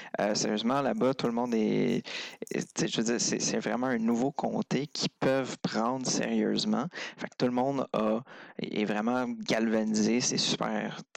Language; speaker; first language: French; native; French